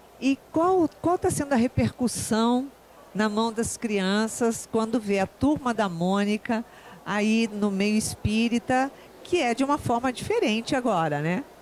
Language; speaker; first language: Portuguese; native; Portuguese